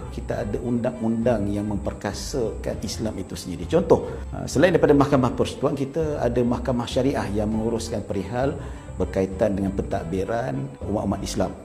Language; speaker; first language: Malay; native; Malay